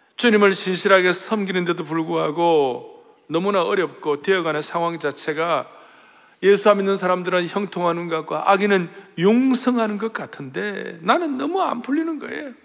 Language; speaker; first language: Korean; native; Korean